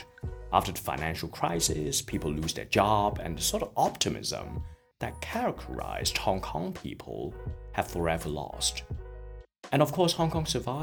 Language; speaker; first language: English; non-native, local second language; Cantonese